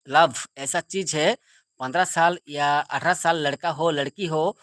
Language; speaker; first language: Hindi; non-native, local second language; Bangla